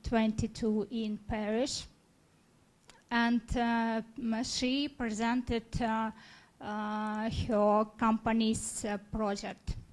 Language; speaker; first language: English; non-native, learner; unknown